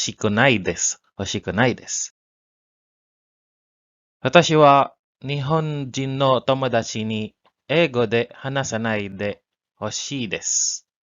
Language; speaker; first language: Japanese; non-native, learner; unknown